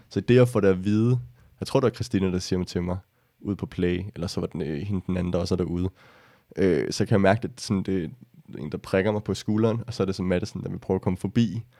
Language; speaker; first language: Danish; native; Danish